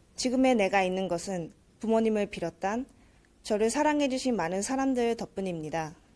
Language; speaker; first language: Korean; early bilingual, heritage; Korean